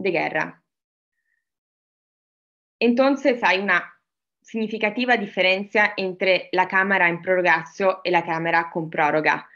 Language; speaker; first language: Spanish; non-native, learner; Italian